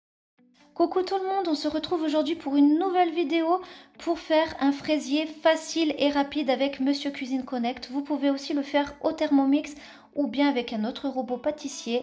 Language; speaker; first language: French; native; French